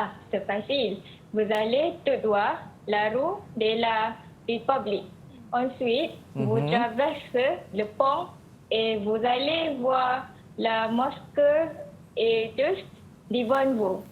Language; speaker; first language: French; non-native, learner; Malay